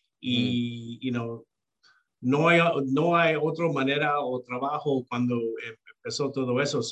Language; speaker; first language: Spanish; early bilingual, heritage; Spanish